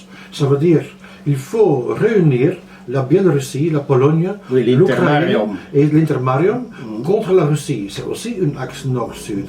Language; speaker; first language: French; non-native, local second language; Dutch